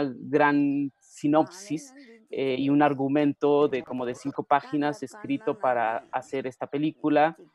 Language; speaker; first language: Spanish; non-native, local second language; Mixtepec Mixtec